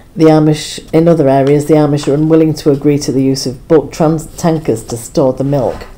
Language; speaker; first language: English; native; English